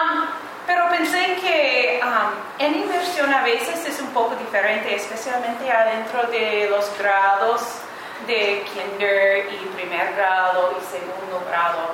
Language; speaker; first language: Spanish; non-native, learner; English